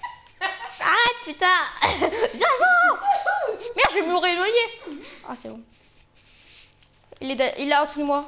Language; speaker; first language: French; native; French